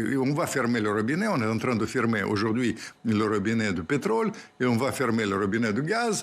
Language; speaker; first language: French; non-native, fluent; Russian